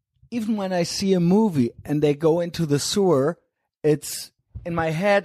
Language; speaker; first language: English; non-native, fluent; German